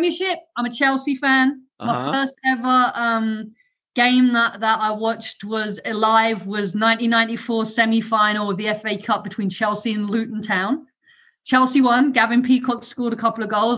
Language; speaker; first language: English; non-native, local second language; German